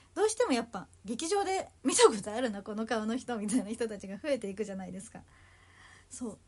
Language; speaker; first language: Japanese; native; Japanese